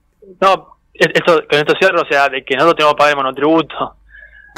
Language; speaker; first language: Spanish; native; Spanish